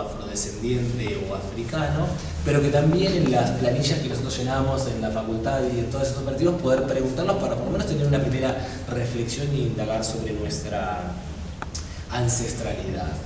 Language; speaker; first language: Spanish; native; Spanish